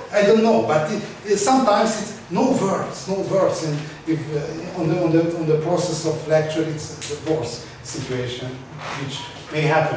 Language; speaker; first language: English; non-native, learner; Hungarian